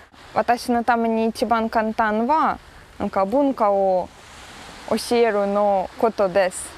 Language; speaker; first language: Japanese; non-native, learner; Ukrainian